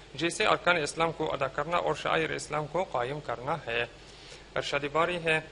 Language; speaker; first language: Urdu; non-native, fluent; Arabic